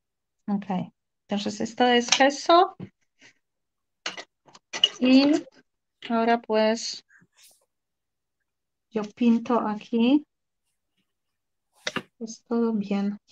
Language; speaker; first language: Spanish; non-native, fluent; Polish